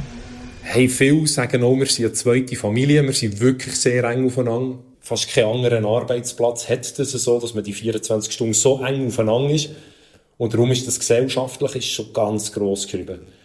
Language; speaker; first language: German; native; German